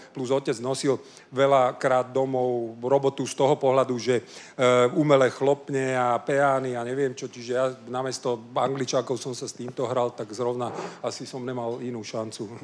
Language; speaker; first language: Slovak; non-native, local second language; Hungarian